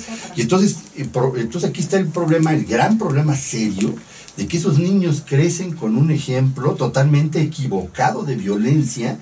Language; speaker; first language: Spanish; native; Spanish